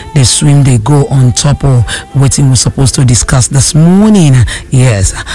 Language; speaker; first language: Nigerian Pidgin; non-native, local second language; Igbo